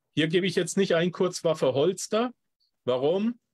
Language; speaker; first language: German; native; German